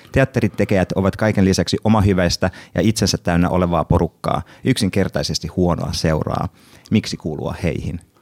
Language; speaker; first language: Finnish; non-native, local second language; Swedish